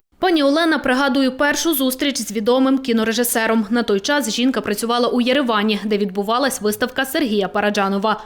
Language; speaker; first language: Ukrainian; native; Ukrainian